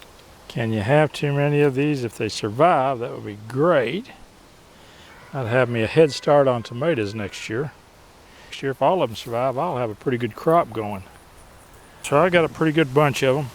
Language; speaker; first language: English; native; English